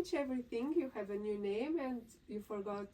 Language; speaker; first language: English; non-native, learner; Portuguese